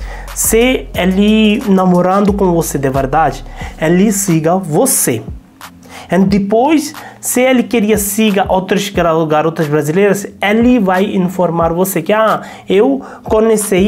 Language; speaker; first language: Portuguese; non-native, learner; Hindi